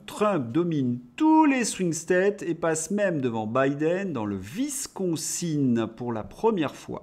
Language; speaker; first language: French; native; French